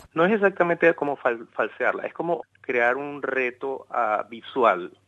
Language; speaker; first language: Spanish; native; Spanish